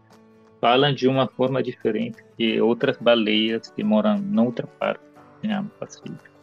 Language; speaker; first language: Portuguese; non-native, fluent; Italian